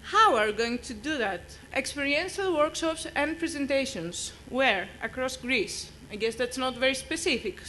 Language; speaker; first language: English; non-native, fluent; Greek